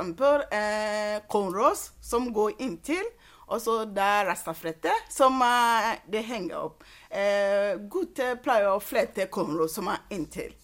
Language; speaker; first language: Norwegian; non-native, fluent; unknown